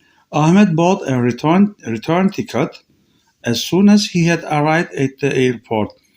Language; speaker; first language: English; non-native, fluent; Turkish